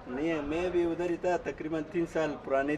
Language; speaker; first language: Hindi; non-native, fluent; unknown